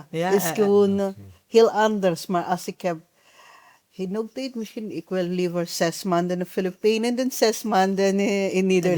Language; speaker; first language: Dutch; non-native, learner; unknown